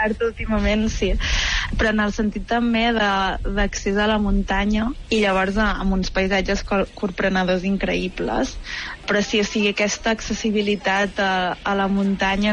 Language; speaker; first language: Catalan; native; Catalan